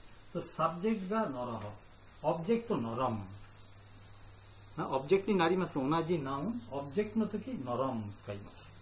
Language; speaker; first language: Japanese; non-native, learner; Bangla